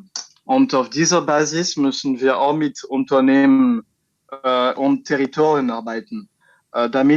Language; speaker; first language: German; non-native, fluent; French